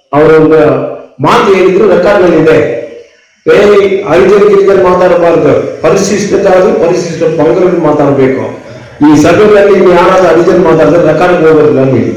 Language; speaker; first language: Kannada; non-native, local second language; Tamil